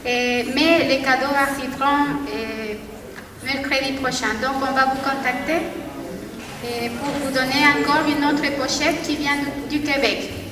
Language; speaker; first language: French; non-native, fluent; Spanish